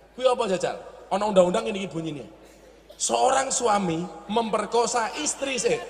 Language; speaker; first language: Indonesian; non-native, local second language; Javanese